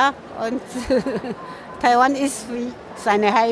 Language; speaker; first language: German; non-native, fluent; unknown